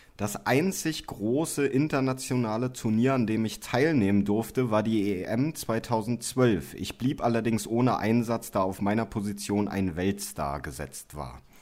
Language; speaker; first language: German; native; German